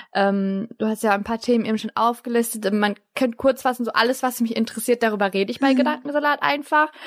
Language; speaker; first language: German; early bilingual, other home language; Turkish